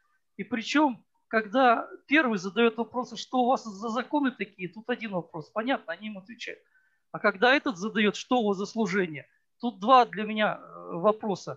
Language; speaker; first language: Russian; native; Russian